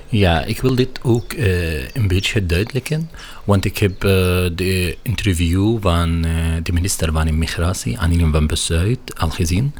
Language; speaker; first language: Dutch; non-native, learner; Arabic